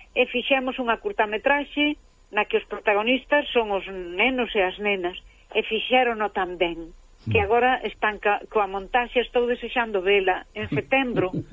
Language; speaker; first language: Galician; native; Galician